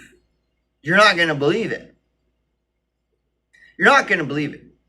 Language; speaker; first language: English; native; English